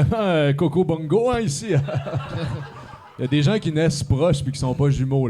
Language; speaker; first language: French; native; French